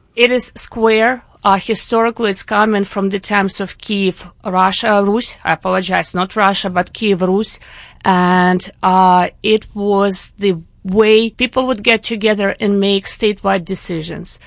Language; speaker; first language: English; non-native, fluent; Ukrainian